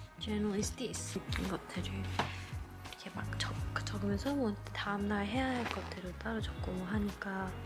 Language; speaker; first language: Korean; non-native, fluent; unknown